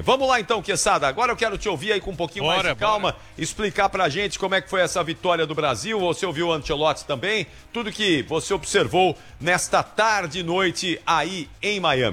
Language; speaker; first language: Portuguese; native; Portuguese